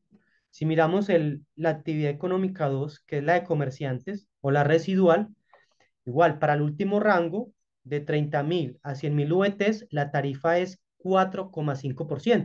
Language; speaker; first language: Spanish; native; Spanish